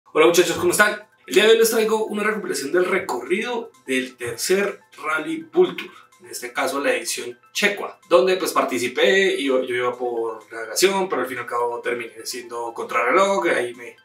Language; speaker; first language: Spanish; native; Spanish